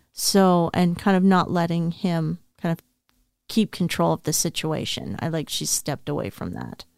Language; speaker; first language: English; native; English